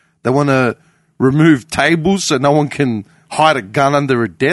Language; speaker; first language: English; early bilingual, other home language; Greek